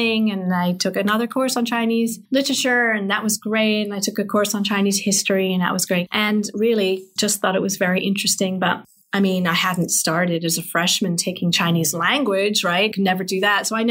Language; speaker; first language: English; native; English